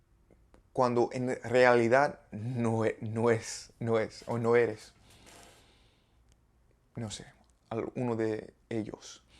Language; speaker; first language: Spanish; non-native, learner; English